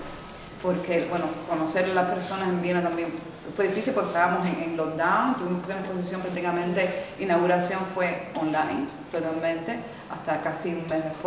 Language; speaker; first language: Spanish; native; Spanish